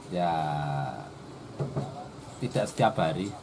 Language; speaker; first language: Indonesian; non-native, local second language; Javanese